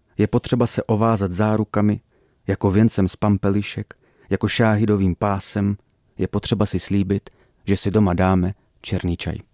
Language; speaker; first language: Czech; early bilingual, other home language; Russian